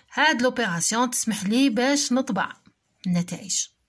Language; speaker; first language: French; non-native, local second language; Arabic